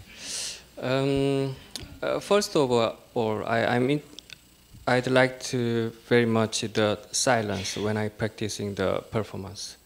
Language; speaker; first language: English; non-native, learner; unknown